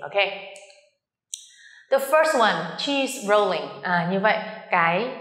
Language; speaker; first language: English; non-native, fluent; Vietnamese